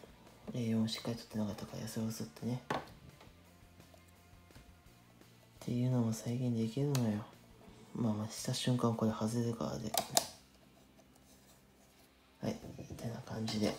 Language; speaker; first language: Japanese; native; Japanese